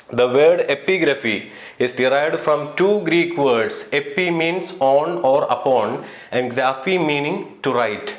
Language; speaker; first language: English; non-native, local second language; Malayalam